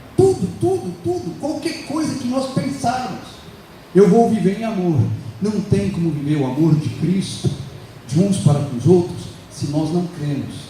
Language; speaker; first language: Portuguese; native; Portuguese